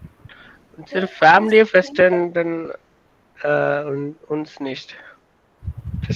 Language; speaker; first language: German; non-native, learner; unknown